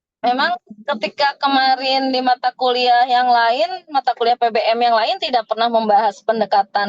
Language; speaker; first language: Indonesian; native; Indonesian